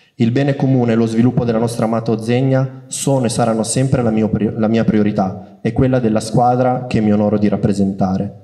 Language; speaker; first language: Italian; native; Italian